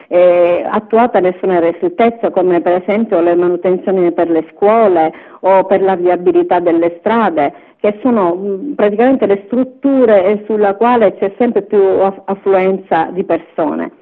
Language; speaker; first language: Italian; native; Italian